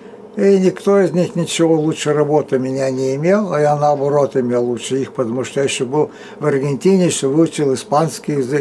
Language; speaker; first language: Russian; early bilingual, heritage; Russian